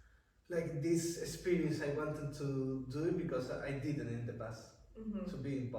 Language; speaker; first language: English; non-native, learner; Spanish